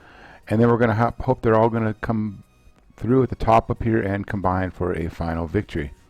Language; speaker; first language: English; native; English